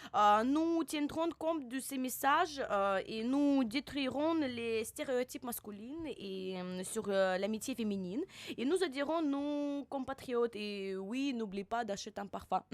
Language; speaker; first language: French; non-native, learner; Russian